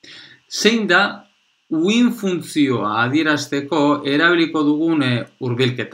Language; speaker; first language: Basque; non-native, local second language; Spanish